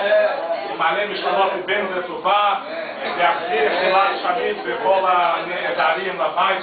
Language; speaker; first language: Hebrew; non-native, fluent; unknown